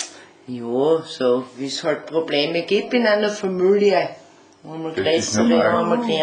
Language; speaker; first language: German; native; German